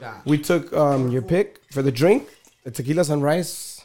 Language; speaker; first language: English; early bilingual, other home language; Spanish